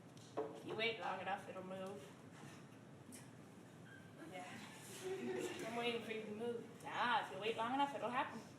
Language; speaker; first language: English; native; English